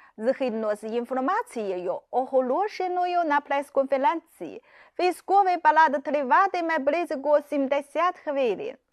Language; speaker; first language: Ukrainian; non-native, fluent; Chinese